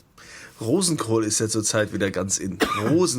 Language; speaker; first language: German; native; German